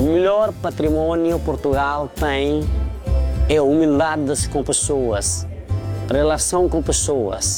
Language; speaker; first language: Portuguese; non-native, fluent; Nepali